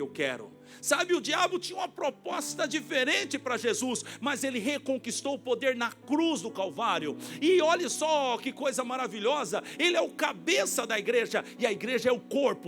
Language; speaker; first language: Portuguese; native; Portuguese